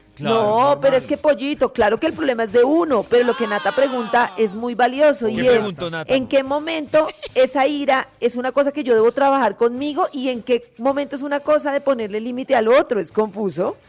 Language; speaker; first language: Spanish; native; Spanish